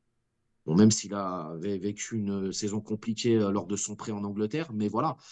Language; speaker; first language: French; native; French